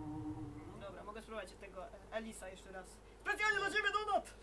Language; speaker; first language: Polish; native; Polish